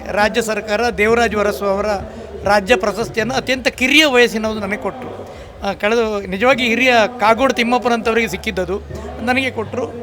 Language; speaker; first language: Kannada; native; Kannada